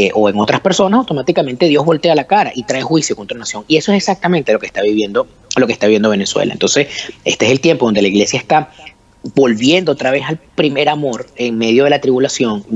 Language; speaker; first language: Spanish; native; Spanish